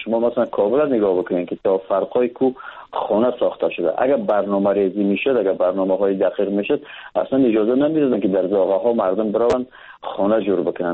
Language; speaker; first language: Persian; native; Persian